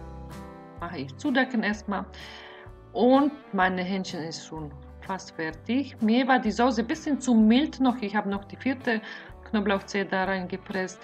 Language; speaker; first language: German; non-native, fluent; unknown